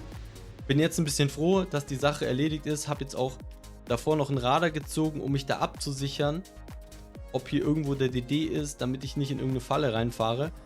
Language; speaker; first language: German; native; German